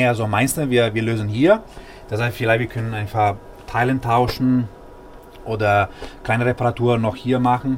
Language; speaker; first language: German; non-native, fluent; Italian